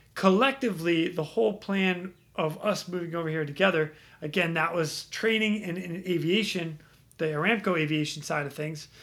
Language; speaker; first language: English; native; English